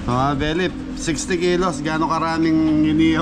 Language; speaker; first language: Filipino; native; Filipino